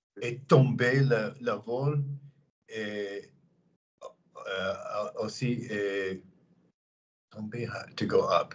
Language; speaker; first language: French; non-native, learner; English